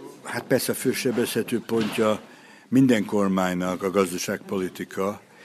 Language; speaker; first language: Hungarian; early bilingual, heritage; Hungarian